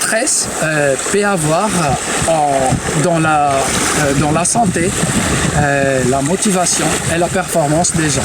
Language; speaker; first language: French; non-native, fluent; Greek